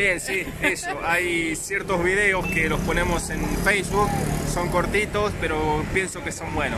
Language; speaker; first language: Spanish; native; Spanish